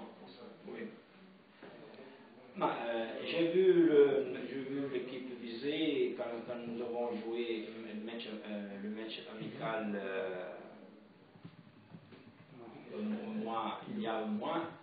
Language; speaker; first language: French; non-native, fluent; Italian